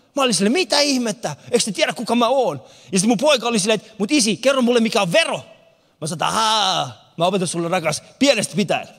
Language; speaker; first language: Finnish; early bilingual, other home language; Persian